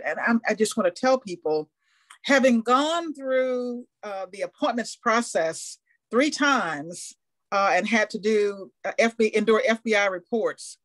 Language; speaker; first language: English; native; English